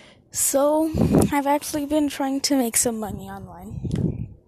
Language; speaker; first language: English; early bilingual, other home language; Spanish